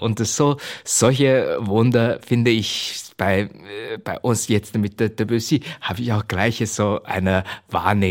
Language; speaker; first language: German; non-native, learner; Chinese